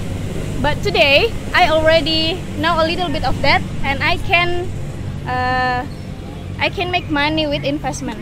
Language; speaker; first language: English; non-native, learner; Indonesian